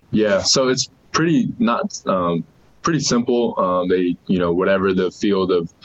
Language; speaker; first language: English; native; English